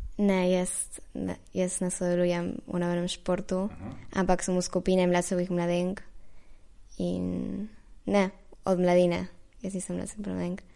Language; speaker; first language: Slovenian; early bilingual, heritage; Slovenian